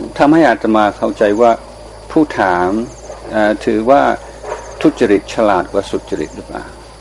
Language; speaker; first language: Thai; non-native, fluent; English